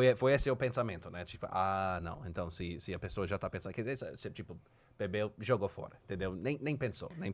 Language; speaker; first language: Portuguese; non-native, fluent; English